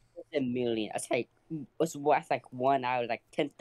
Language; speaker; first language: English; native; English